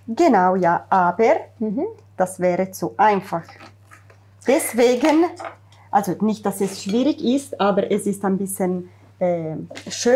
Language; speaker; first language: German; non-native, fluent; Italian